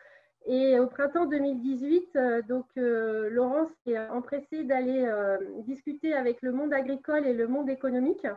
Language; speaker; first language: French; native; French